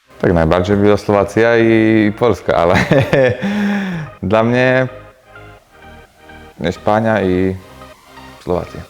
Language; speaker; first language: Polish; non-native, learner; Slovak